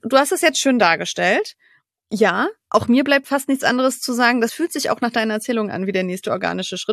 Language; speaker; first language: German; native; German